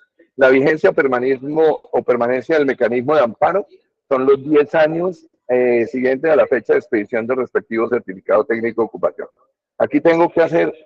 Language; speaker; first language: Spanish; native; Spanish